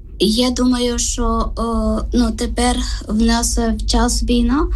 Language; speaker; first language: Ukrainian; non-native, learner; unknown